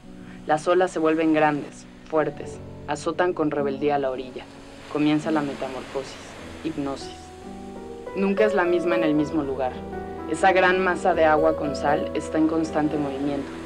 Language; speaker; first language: Spanish; native; Spanish